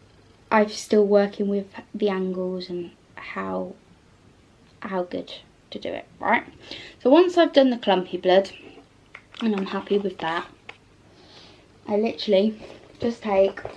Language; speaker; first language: English; native; English